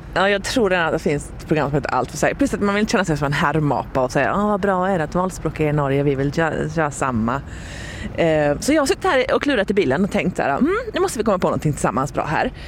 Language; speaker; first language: Swedish; native; Swedish